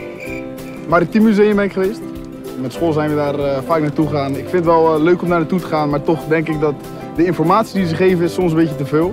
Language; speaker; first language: Dutch; native; Dutch